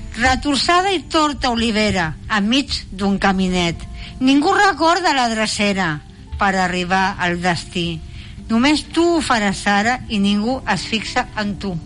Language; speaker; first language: Catalan; non-native, local second language; Spanish